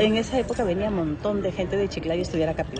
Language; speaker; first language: Spanish; native; Spanish